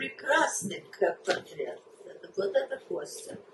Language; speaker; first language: Russian; early bilingual, heritage; Russian